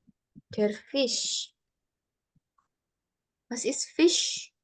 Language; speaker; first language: German; non-native, fluent; Indonesian